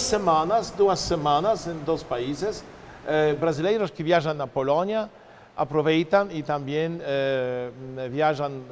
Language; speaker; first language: Portuguese; non-native, fluent; Polish